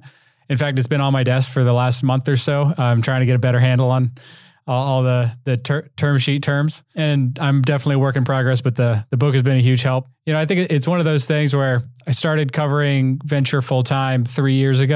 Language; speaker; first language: English; native; English